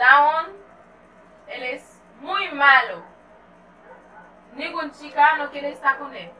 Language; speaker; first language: Spanish; non-native, learner; Haitian Creole